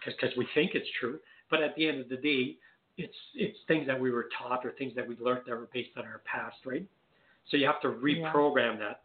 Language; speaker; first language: English; non-native, fluent; French